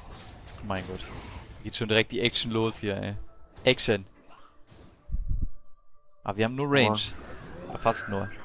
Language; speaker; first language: German; native; German